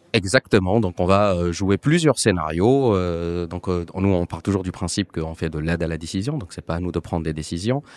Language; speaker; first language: French; non-native, local second language; Arabic